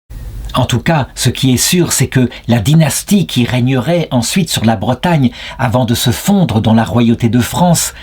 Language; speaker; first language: French; native; French